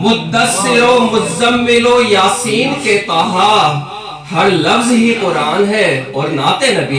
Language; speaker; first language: Urdu; native; Urdu